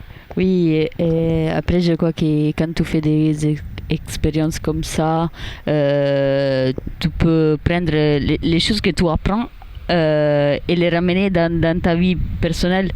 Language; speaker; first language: French; non-native, learner; Italian